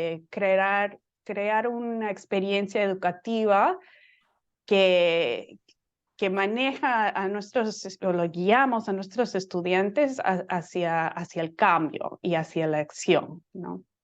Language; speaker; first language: Spanish; non-native, fluent; English